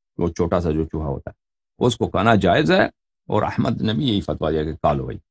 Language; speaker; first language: Urdu; non-native, fluent; Persian